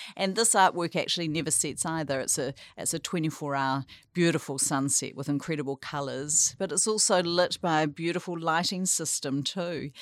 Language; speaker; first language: English; native; English